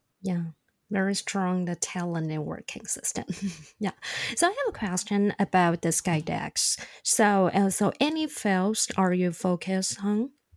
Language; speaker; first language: English; non-native, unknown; Chinese